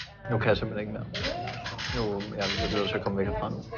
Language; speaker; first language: Danish; native; Danish